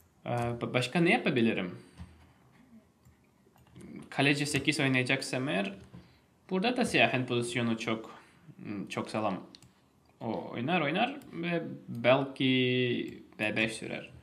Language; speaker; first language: Turkish; non-native, fluent; Russian